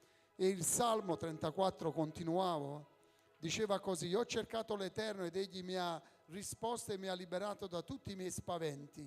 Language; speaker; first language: Italian; native; Italian